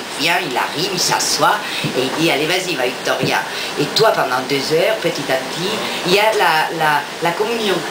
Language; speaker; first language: French; non-native, fluent; Spanish